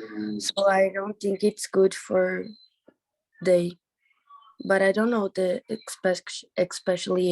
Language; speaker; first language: English; non-native, learner; Portuguese